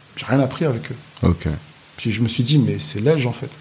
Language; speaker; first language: French; native; French